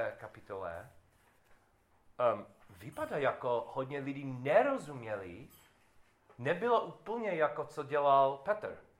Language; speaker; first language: Czech; non-native, learner; English